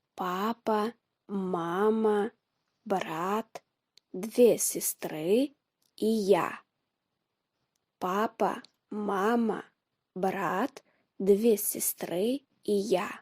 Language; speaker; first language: Russian; non-native, fluent; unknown